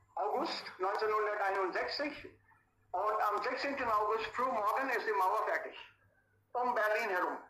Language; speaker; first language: German; non-native, fluent; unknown